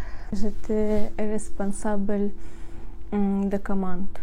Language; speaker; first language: French; non-native, learner; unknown